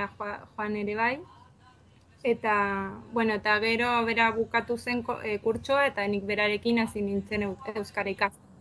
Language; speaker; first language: Basque; non-native, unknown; Spanish